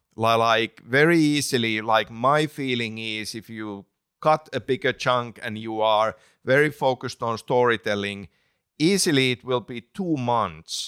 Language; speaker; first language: English; non-native, fluent; Finnish